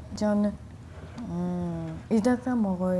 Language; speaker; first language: Korean; non-native, learner; Vietnamese